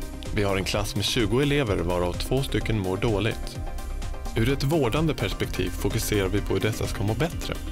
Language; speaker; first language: Swedish; native; Swedish